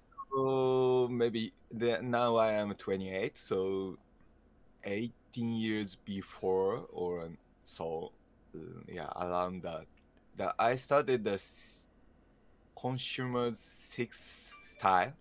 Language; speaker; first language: English; non-native, learner; Japanese